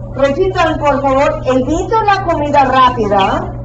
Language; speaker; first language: Spanish; non-native, fluent; English